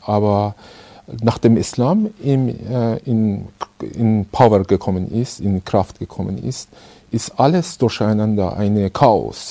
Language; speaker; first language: German; non-native, fluent; Persian